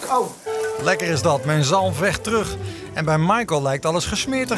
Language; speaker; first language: Dutch; native; Dutch